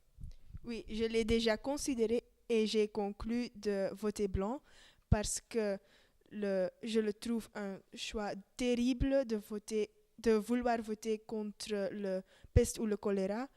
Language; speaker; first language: French; non-native, learner; Dutch